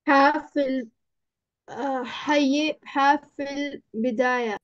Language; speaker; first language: Arabic; non-native, learner; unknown